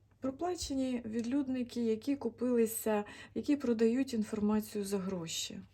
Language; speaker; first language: Ukrainian; native; Ukrainian